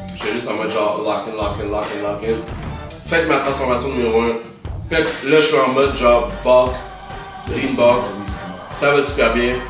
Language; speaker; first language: French; early bilingual, other home language; Haitian Creole